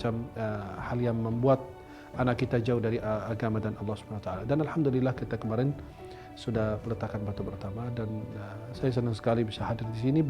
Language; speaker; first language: Indonesian; non-native, fluent; Arabic